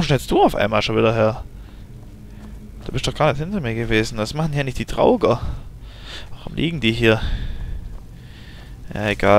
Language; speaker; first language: German; native; German